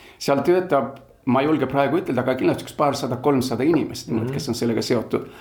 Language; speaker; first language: Estonian; early bilingual, heritage; Estonian